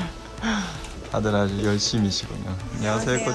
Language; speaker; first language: Korean; non-native, fluent; Mongolian